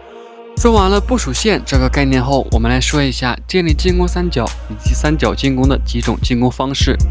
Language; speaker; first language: Chinese; native; Chinese